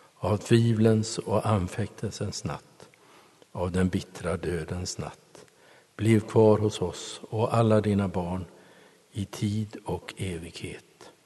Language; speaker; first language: Swedish; native; Swedish